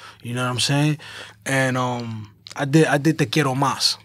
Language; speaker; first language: English; early bilingual, other home language; Spanish